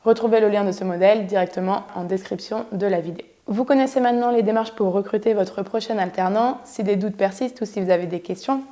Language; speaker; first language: French; native; French